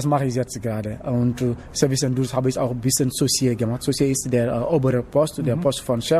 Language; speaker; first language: German; non-native, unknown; Wolof